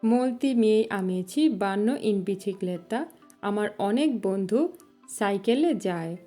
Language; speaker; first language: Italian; non-native, fluent; Bangla